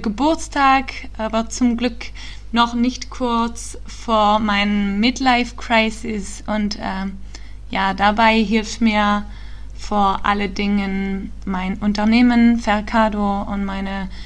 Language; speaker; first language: German; early bilingual, heritage; German